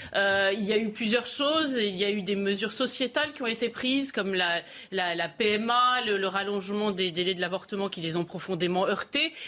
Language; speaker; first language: French; native; French